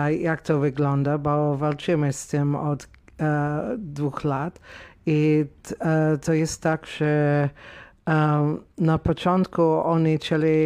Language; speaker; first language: Polish; non-native, fluent; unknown